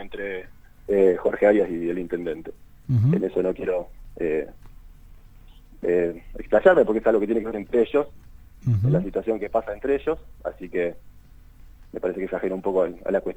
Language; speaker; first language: Spanish; native; Spanish